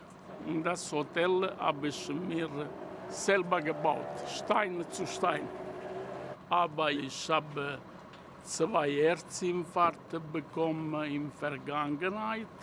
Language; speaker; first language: German; non-native, learner; Italian